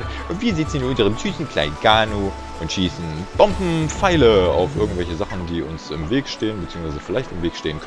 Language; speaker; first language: German; native; German